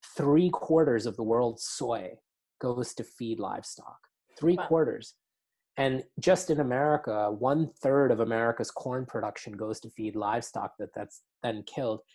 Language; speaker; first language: English; native; English